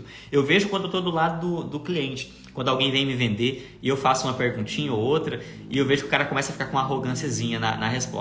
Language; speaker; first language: Portuguese; native; Portuguese